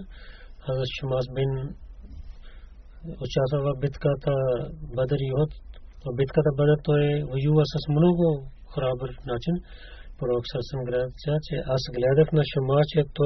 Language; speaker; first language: Bulgarian; non-native, fluent; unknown